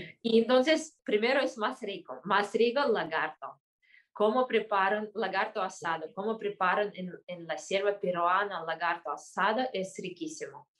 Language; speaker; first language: Spanish; non-native, fluent; Russian